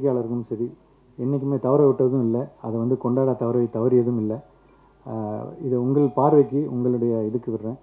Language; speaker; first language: Tamil; native; Tamil